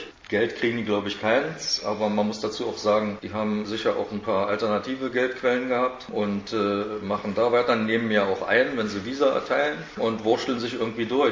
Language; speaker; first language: German; native; German